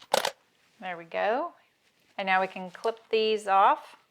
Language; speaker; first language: English; native; English